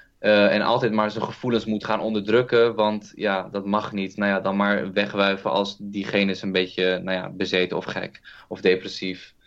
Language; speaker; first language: Dutch; early bilingual, other home language; Kurdish